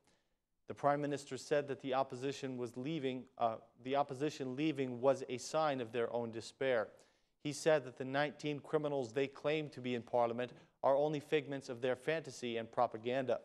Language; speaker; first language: English; non-native, fluent; Albanian